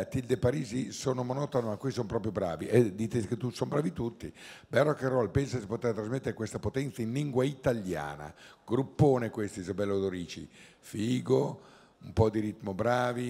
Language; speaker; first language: Italian; native; Italian